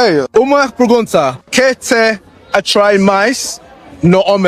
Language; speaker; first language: Portuguese; non-native, learner; English